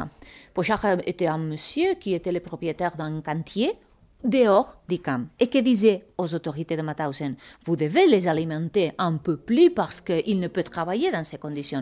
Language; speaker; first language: French; non-native, fluent; Spanish